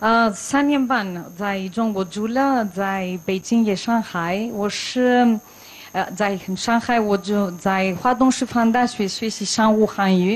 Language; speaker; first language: Chinese; non-native, learner; Greek